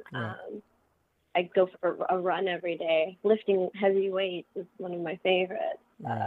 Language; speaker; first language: English; native; English